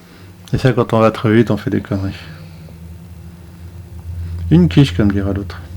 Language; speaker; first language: French; native; French